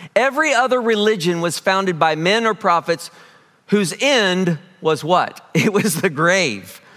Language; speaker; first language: English; native; English